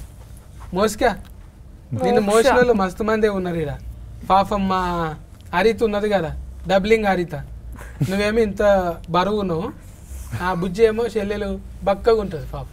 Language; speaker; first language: Telugu; native; Telugu